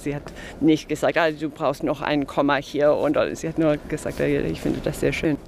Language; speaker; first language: German; non-native, fluent; English